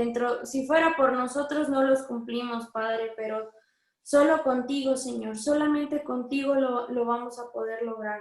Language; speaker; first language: Spanish; native; Spanish